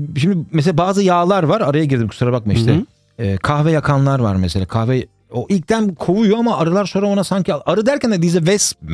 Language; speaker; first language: Turkish; early bilingual, heritage; Turkish